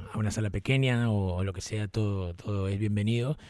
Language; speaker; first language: Spanish; native; Spanish